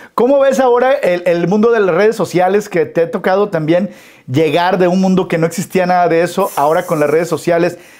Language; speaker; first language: Spanish; native; Spanish